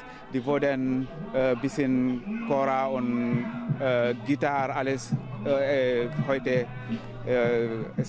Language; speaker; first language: German; non-native, learner; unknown